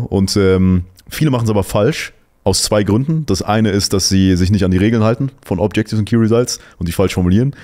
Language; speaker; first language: German; native; German